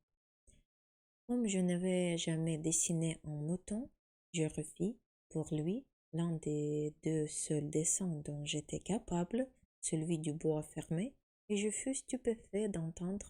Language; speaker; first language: French; non-native, fluent; Ukrainian